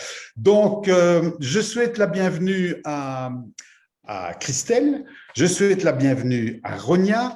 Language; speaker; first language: French; native; French